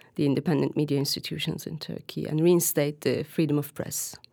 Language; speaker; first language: English; non-native, fluent; Turkish